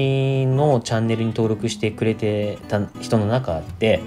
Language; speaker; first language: Japanese; native; Japanese